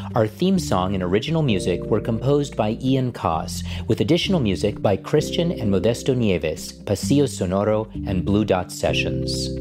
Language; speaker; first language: English; native; English